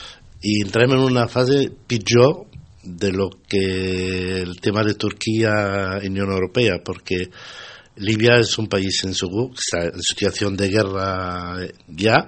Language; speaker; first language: Catalan; non-native, fluent; Arabic